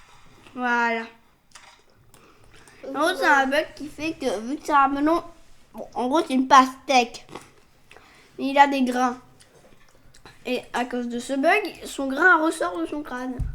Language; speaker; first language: French; native; French